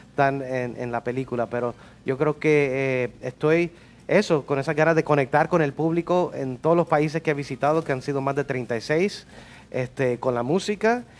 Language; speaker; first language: Spanish; early bilingual, heritage; Spanish